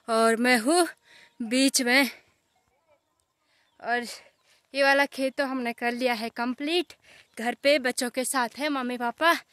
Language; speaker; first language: Hindi; non-native, local second language; Garhwali